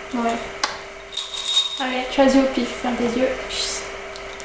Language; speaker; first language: French; native; French